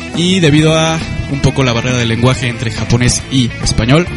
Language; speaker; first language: Spanish; native; Spanish